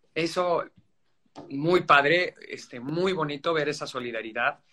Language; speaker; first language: Spanish; native; Spanish